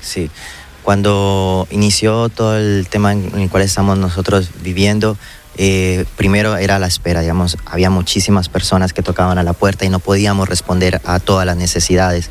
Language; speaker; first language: Spanish; native; Spanish